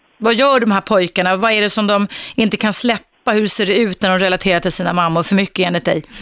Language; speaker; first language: Swedish; native; Swedish